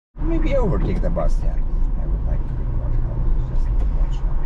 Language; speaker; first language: English; non-native, learner; Lithuanian